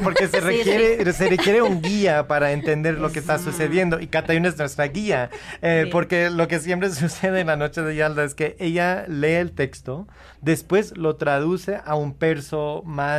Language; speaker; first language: Spanish; non-native, fluent; English